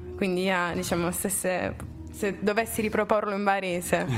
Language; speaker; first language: Italian; native; Italian